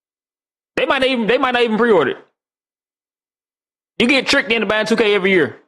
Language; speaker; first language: English; native; English